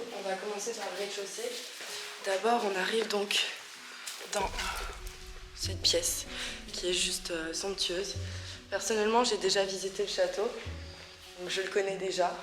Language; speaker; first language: French; native; French